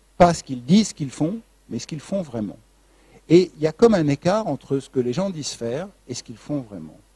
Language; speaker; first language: French; native; French